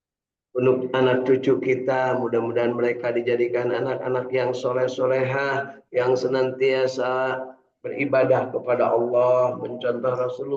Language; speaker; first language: Indonesian; native; Indonesian